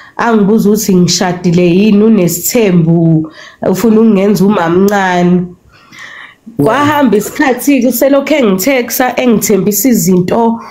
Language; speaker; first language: Zulu; native; Zulu